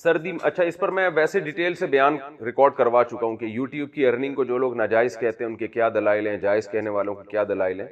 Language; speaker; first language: Urdu; native; Urdu